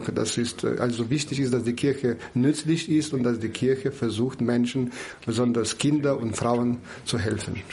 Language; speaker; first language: German; non-native, fluent; Ukrainian